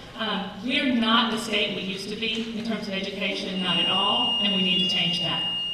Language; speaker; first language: English; native; English